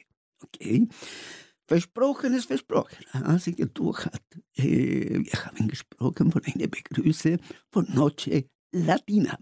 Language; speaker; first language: German; non-native, learner; Spanish